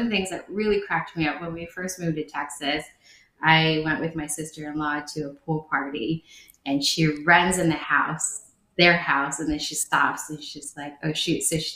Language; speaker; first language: English; early bilingual, other home language; Vietnamese